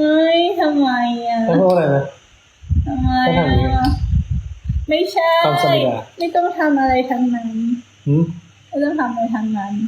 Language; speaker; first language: Thai; native; Thai